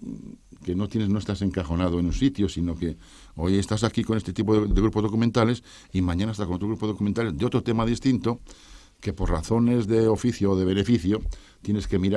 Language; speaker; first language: Spanish; native; Spanish